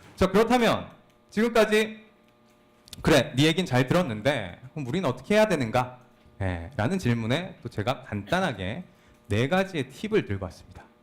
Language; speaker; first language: Korean; native; Korean